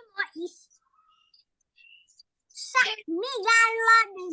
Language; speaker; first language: English; non-native, learner; Vietnamese